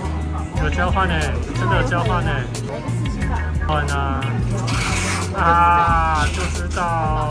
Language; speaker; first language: Chinese; native; Chinese